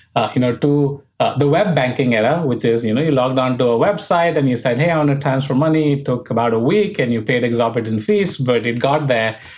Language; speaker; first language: English; non-native, local second language; Hindi